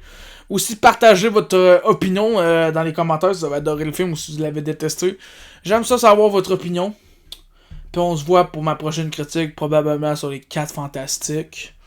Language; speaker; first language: French; native; French